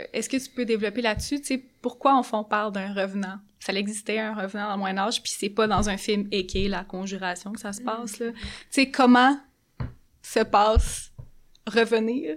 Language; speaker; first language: French; native; French